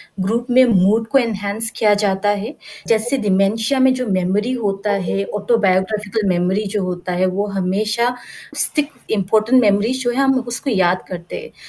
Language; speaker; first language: Hindi; non-native, local second language; Garo